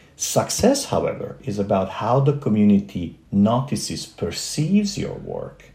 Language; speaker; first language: English; non-native, fluent; Romanian